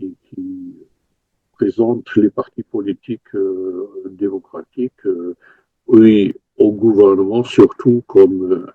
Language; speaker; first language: French; non-native, fluent; German